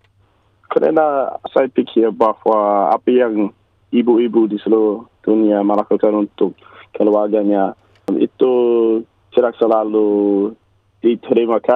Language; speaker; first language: Indonesian; non-native, learner; English